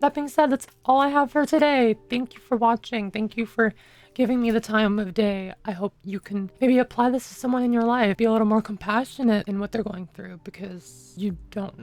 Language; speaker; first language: English; native; English